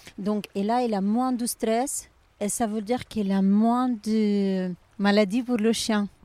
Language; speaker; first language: French; non-native, learner; Ukrainian